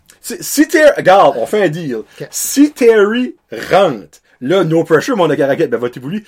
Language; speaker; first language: French; native; French